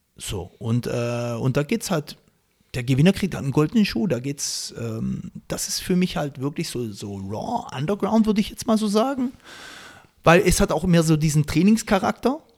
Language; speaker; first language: German; native; German